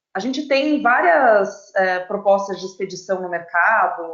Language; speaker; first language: Portuguese; native; Portuguese